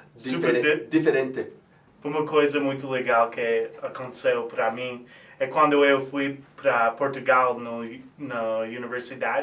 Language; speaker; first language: Portuguese; non-native, fluent; English